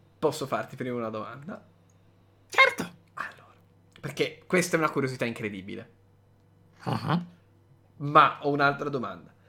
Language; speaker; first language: Italian; native; Italian